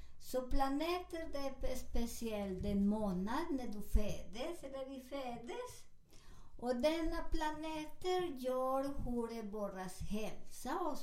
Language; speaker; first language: Swedish; non-native, learner; Spanish